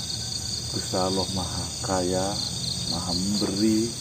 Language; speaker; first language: Indonesian; native; Indonesian